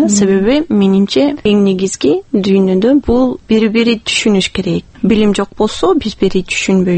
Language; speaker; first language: Kyrgyz; non-native, fluent; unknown